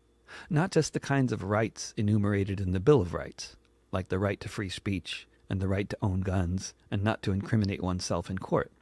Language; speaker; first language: English; native; English